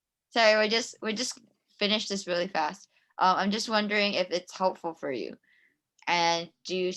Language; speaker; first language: English; non-native, fluent; Chinese